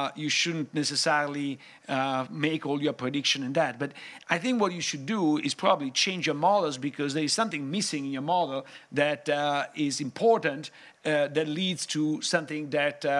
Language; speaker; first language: English; non-native, fluent; Italian